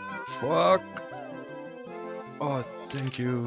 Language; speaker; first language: English; non-native, fluent; Dutch